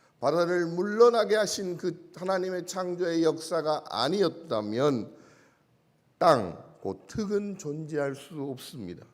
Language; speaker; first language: Korean; native; Korean